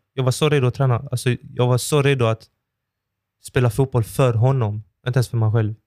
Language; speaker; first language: Swedish; early bilingual, other home language; Persian